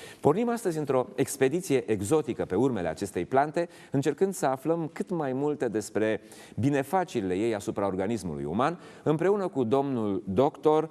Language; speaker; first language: Romanian; native; Romanian